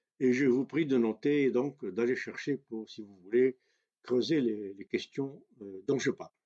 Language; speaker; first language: French; non-native, local second language; Kabyle